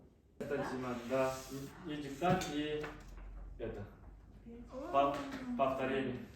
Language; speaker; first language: Russian; non-native, fluent; Korean